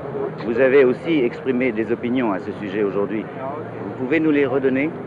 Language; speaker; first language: French; native; French